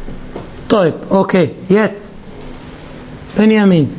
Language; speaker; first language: German; non-native, fluent; Arabic